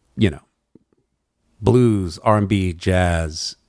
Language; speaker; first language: English; native; English